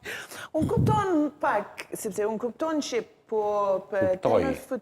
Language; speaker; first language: Albanian; non-native, learner; English